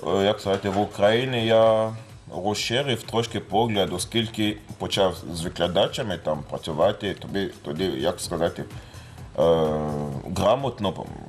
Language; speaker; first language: Ukrainian; non-native, learner; Lingala